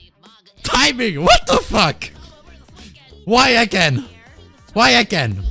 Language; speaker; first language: English; non-native, learner; German